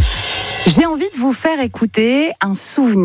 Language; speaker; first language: French; native; French